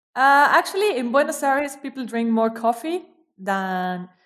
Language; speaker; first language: English; non-native, fluent; Spanish